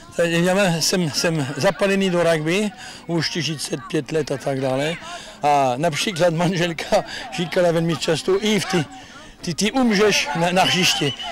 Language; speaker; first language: Czech; non-native, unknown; French